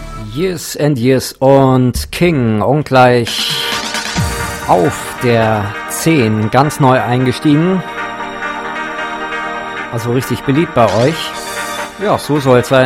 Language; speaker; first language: German; native; German